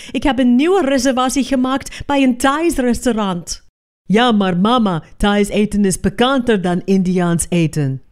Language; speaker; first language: Dutch; non-native, fluent; English